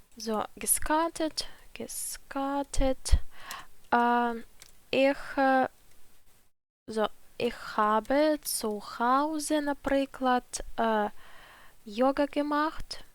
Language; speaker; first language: German; non-native, fluent; Ukrainian